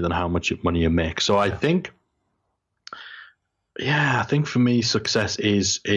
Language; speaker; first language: English; native; English